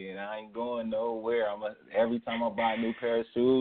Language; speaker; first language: English; native; English